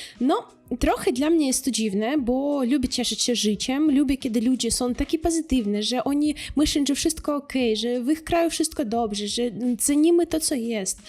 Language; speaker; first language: Polish; non-native, fluent; Russian